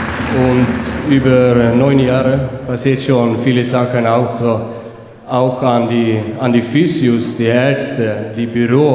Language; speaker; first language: German; non-native, fluent; Swedish